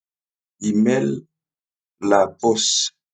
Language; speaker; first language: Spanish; non-native, learner; Haitian Creole